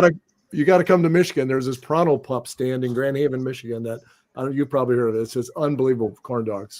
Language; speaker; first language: English; native; English